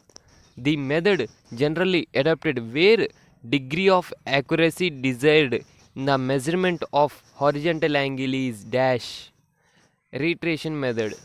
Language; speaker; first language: English; non-native, local second language; Telugu